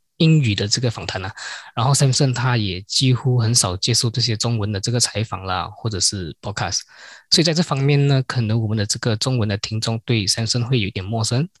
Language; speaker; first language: Chinese; native; Chinese